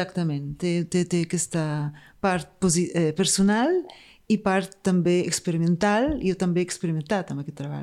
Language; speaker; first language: Catalan; non-native, fluent; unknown